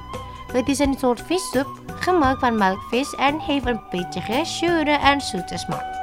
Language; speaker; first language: Dutch; non-native, fluent; Indonesian